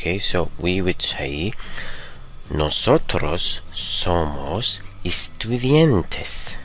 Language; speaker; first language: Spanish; non-native, fluent; Arabic